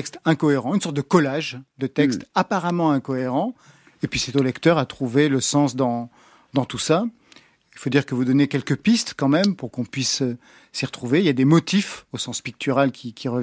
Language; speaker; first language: French; native; French